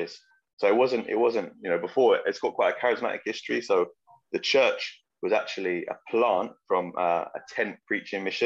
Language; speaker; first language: English; native; English